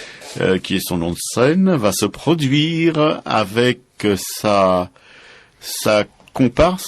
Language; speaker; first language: French; native; French